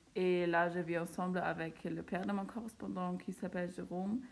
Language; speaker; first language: French; non-native, learner; German